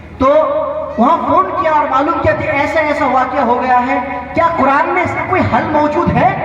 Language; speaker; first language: Urdu; non-native, local second language; Bangla